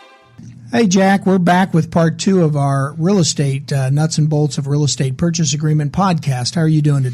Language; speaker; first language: English; native; English